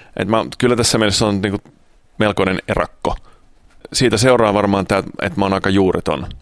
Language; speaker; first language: Finnish; early bilingual, other home language; Italian